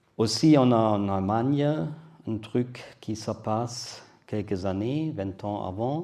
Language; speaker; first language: French; non-native, learner; German